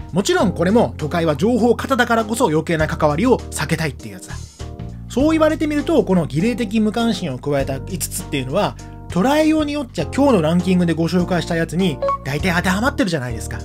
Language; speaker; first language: Japanese; native; Japanese